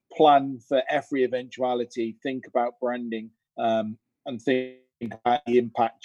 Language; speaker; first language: English; native; English